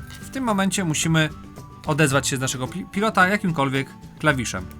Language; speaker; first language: Polish; native; Polish